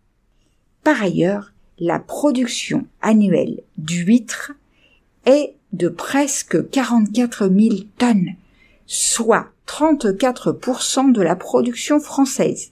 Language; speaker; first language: French; native; French